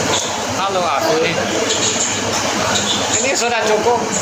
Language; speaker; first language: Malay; non-native, local second language; Hakka Chinese